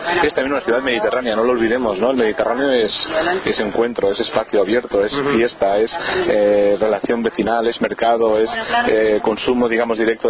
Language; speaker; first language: Spanish; native; Spanish